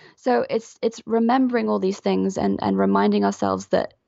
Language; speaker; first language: English; non-native, fluent; French